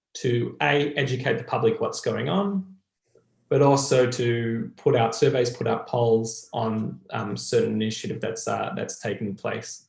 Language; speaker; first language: English; native; English